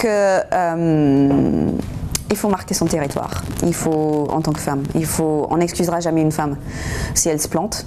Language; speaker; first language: French; non-native, fluent; English